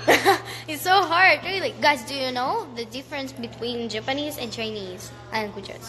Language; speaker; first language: English; non-native, learner; Russian